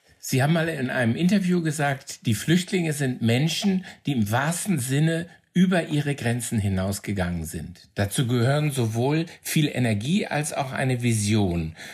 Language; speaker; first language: German; native; German